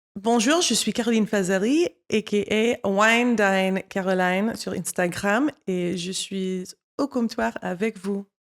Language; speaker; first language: French; non-native, fluent; English